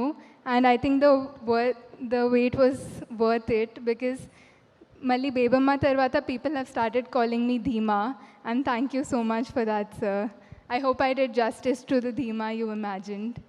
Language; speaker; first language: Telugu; non-native, fluent; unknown